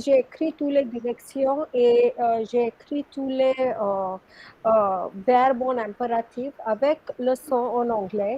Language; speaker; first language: French; non-native, fluent; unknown